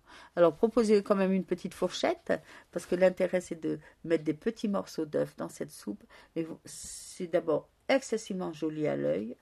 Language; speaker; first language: French; native; French